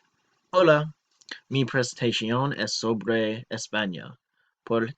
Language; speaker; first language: Spanish; non-native, learner; English